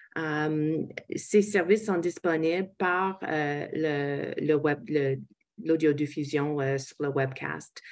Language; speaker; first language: English; native; English